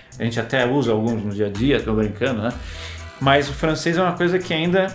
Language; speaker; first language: Portuguese; non-native, fluent; French